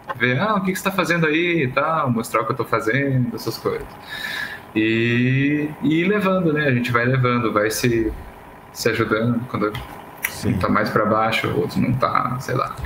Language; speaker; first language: Portuguese; native; Portuguese